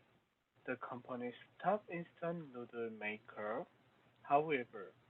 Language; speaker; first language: English; non-native, learner; Korean